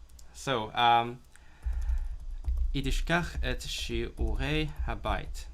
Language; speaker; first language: Hebrew; non-native, learner; Cantonese